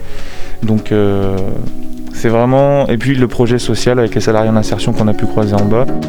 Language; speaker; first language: French; native; French